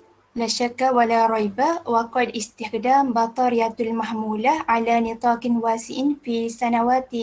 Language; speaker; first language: Arabic; non-native, learner; Malay